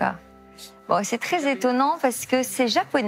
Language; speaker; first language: French; native; French